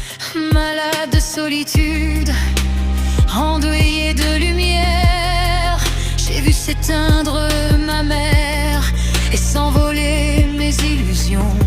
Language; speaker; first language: French; native; French